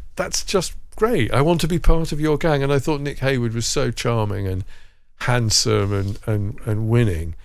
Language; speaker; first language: English; native; English